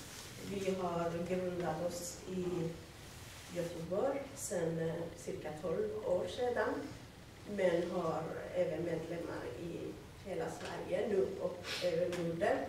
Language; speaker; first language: Swedish; non-native, fluent; Persian